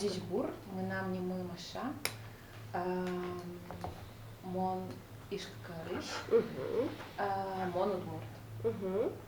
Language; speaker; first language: Russian; native; Russian